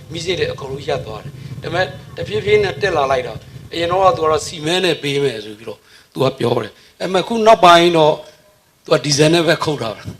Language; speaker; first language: Burmese; native; Burmese